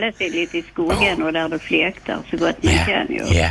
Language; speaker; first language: Swedish; native; Swedish